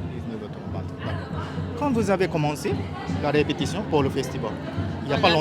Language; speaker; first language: French; non-native, learner; Japanese